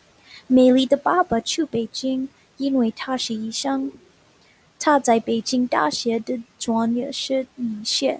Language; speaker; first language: Chinese; non-native, learner; English